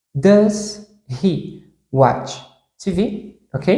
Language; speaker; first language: English; non-native, fluent; Portuguese